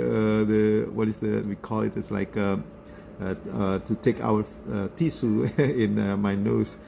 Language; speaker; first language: English; non-native, learner; Indonesian